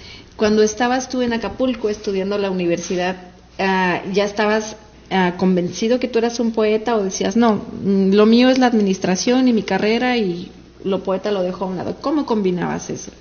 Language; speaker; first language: Spanish; native; Spanish